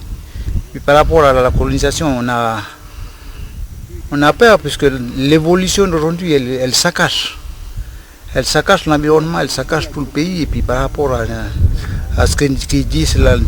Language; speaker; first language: French; non-native, local second language; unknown